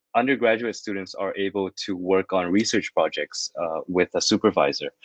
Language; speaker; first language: English; non-native, fluent; Thai